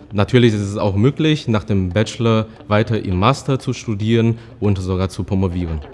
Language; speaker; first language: German; non-native, fluent; Chinese